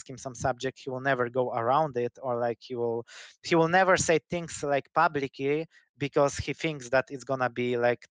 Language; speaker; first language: English; non-native, fluent; Polish